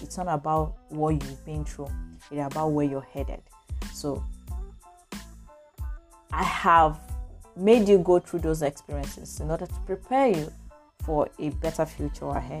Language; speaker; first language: English; non-native, local second language; Igbo